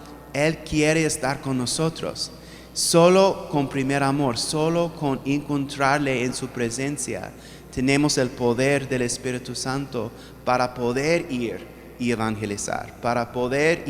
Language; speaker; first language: Spanish; non-native, fluent; English